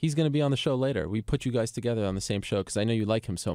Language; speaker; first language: English; native; English